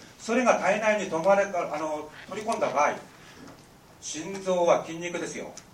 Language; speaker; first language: Japanese; native; Japanese